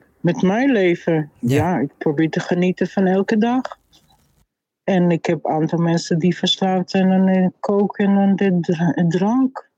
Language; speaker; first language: Dutch; non-native, fluent; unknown